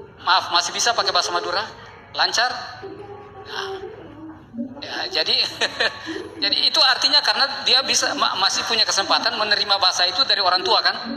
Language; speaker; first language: Indonesian; non-native, local second language; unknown